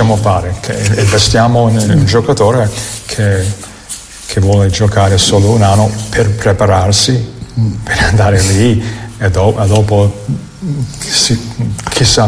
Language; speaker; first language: Italian; non-native, fluent; English